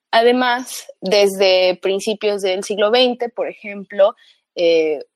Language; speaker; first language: Spanish; early bilingual, heritage; Spanish